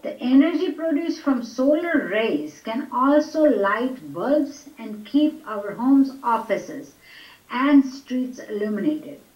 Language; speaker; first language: English; non-native, local second language; Gujarati